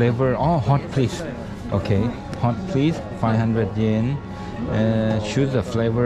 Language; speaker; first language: English; non-native, learner; Thai